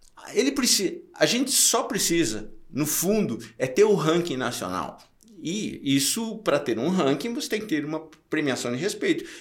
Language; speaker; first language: Portuguese; native; Portuguese